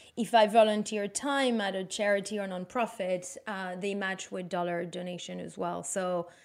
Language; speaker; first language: English; non-native, fluent; French